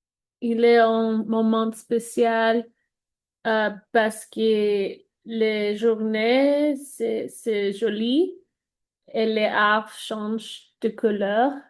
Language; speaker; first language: French; non-native, learner; Spanish